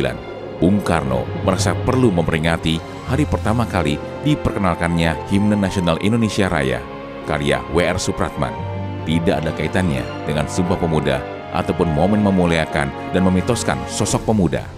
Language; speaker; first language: Indonesian; native; Indonesian